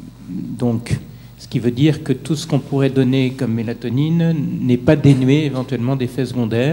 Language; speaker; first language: French; native; French